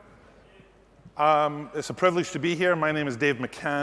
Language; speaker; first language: English; native; English